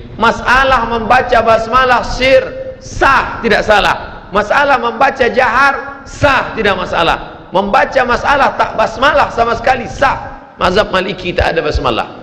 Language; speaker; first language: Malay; native; Malay